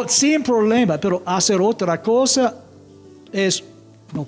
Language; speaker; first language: Spanish; non-native, fluent; English